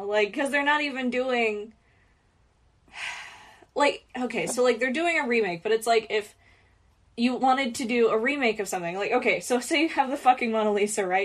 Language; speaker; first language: English; native; English